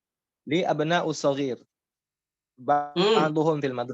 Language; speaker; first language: Arabic; non-native, learner; Indonesian